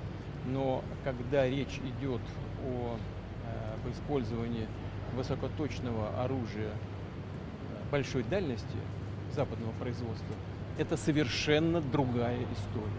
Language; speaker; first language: Russian; native; Russian